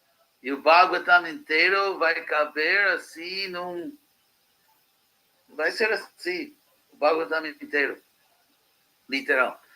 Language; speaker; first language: Portuguese; non-native, fluent; English